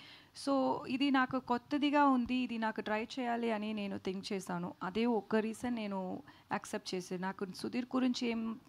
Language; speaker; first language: Telugu; non-native, learner; Tamil